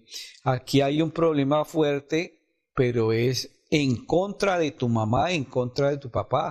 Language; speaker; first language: Spanish; native; Spanish